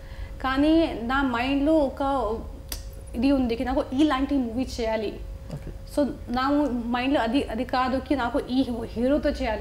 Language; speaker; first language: Telugu; non-native, local second language; Hindi